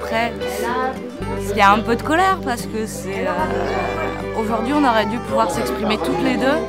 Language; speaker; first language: French; native; French